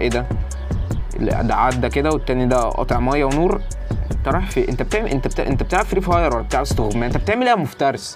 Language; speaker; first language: Arabic; native; Arabic